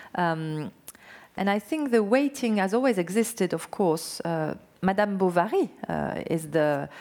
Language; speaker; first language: English; non-native, fluent; French